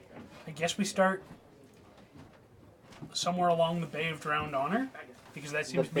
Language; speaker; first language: English; native; English